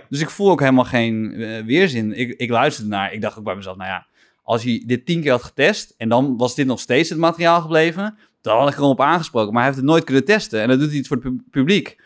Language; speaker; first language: Dutch; native; Dutch